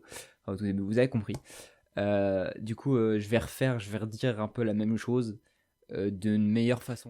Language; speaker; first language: French; native; French